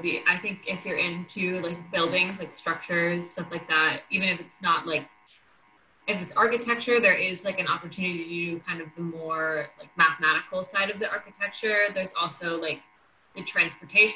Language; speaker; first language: English; native; English